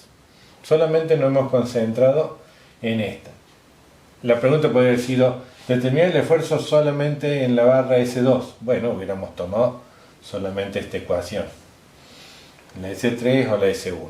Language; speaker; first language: Spanish; native; Spanish